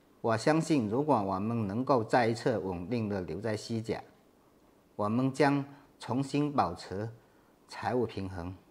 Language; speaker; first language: Chinese; native; Chinese